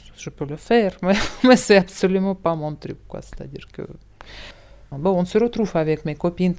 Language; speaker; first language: French; non-native, fluent; Russian